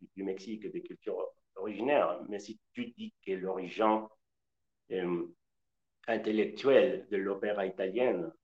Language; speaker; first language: French; non-native, learner; Spanish